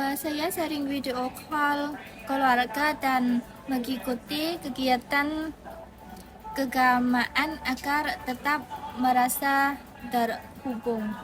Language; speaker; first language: Indonesian; non-native, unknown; Khmer